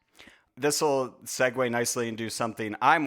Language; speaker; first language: English; native; English